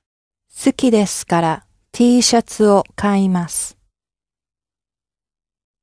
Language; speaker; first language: Japanese; non-native, learner; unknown